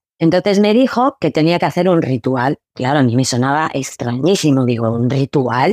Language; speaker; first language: Spanish; early bilingual, other home language; Arabic